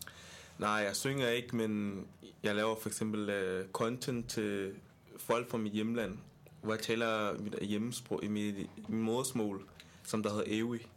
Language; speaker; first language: Danish; early bilingual, other home language; Ewe